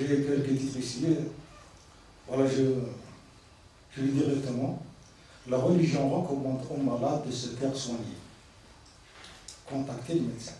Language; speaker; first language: French; non-native, local second language; Arabic